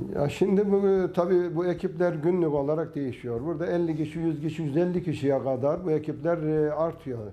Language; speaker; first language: Turkish; native; Turkish